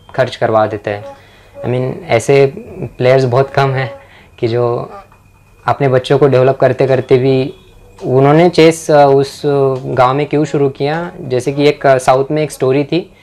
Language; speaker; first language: Hindi; non-native, local second language; Marathi